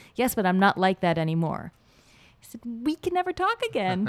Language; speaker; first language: English; non-native, fluent; Hebrew